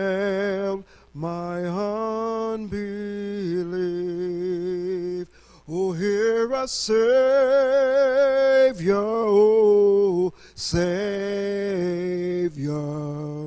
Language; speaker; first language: English; native; English